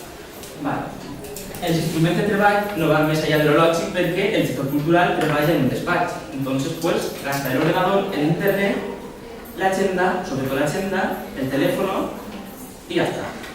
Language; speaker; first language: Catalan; non-native, local second language; Spanish